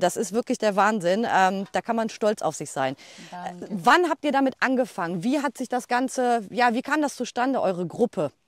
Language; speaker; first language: German; native; German